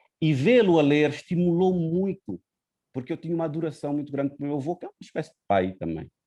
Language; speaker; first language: Portuguese; non-native, local second language; Kabuverdianu